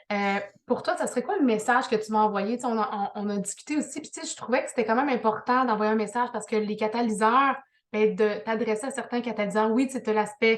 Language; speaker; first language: French; native; French